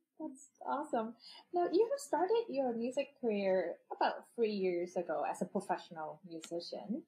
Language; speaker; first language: English; non-native, local second language; Cantonese